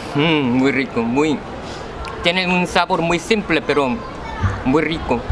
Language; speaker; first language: Spanish; non-native, fluent; Korean